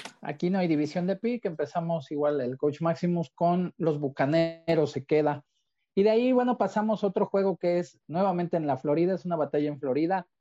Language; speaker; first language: Spanish; native; Spanish